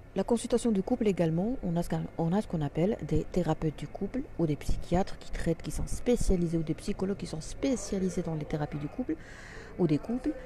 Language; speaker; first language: French; non-native, local second language; Arabic